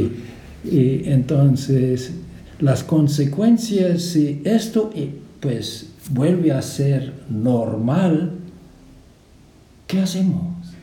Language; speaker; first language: Spanish; non-native, fluent; English